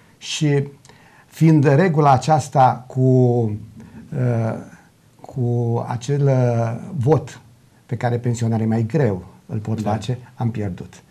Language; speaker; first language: Romanian; native; Romanian